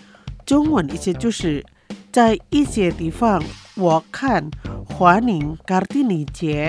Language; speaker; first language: Chinese; non-native, fluent; Indonesian